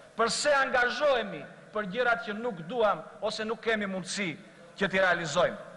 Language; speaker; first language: Albanian; non-native, local second language; Greek